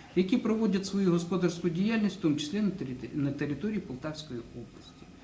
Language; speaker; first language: Ukrainian; non-native, local second language; Russian